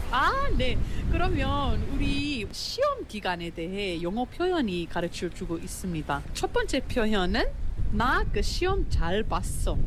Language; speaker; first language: Korean; non-native, learner; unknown